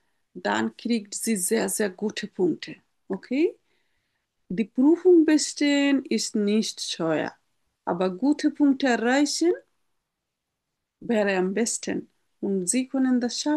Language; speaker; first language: German; non-native, fluent; Bangla